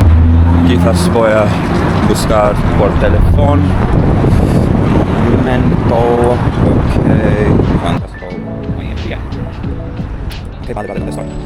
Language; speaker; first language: Spanish; non-native, learner; English